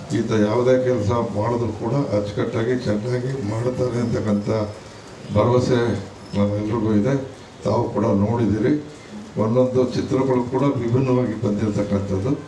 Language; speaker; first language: Kannada; native; Kannada